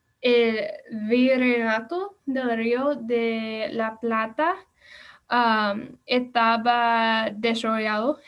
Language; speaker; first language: Spanish; non-native, learner; English